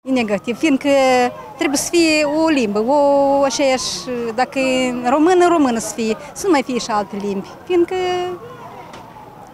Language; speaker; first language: Romanian; non-native, local second language; Russian